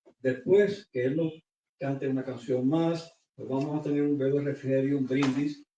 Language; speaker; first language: Spanish; native; Spanish